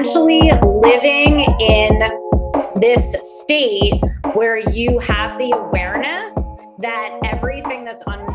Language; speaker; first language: English; native; English